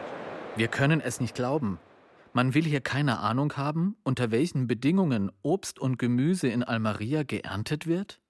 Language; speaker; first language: German; native; German